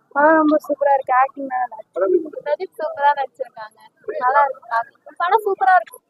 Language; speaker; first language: Tamil; native; Tamil